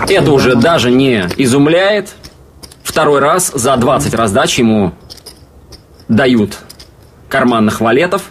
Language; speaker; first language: Russian; native; Russian